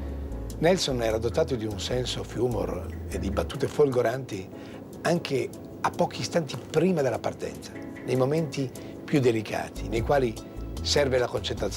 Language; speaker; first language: Italian; native; Italian